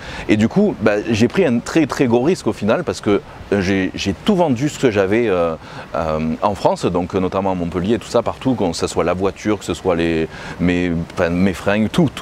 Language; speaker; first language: French; native; French